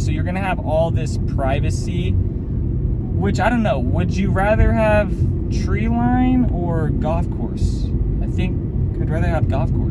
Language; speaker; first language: English; native; English